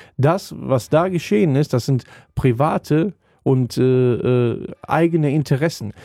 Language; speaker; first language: German; native; German